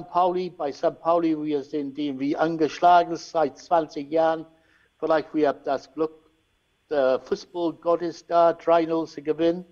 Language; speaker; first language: German; non-native, learner; English